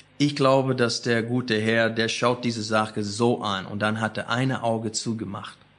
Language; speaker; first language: German; non-native, fluent; English